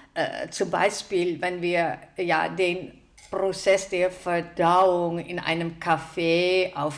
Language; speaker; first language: German; non-native, fluent; Dutch